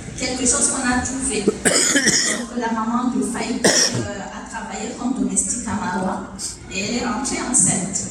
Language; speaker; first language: French; non-native, local second language; Fula